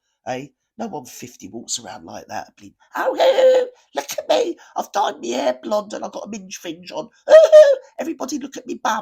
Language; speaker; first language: English; native; English